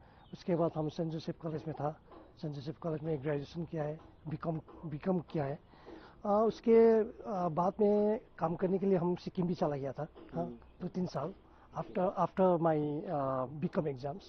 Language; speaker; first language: Hindi; non-native, local second language; Nepali